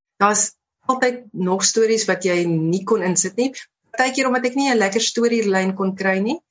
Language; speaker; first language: Afrikaans; native; Afrikaans